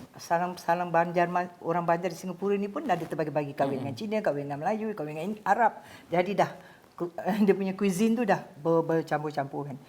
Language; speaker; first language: Malay; native; Malay